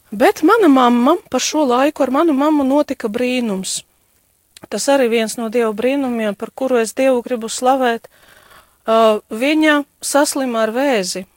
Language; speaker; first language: Latvian; non-native, local second language; Russian